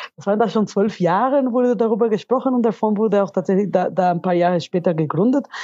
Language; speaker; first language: German; non-native, fluent; Spanish